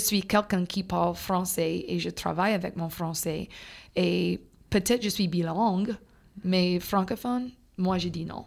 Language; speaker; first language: French; non-native, fluent; English